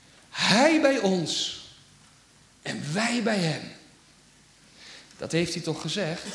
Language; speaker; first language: Dutch; native; Dutch